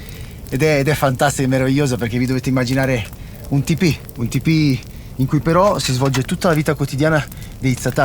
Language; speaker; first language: Italian; native; Italian